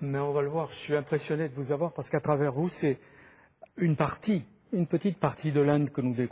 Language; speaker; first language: French; native; French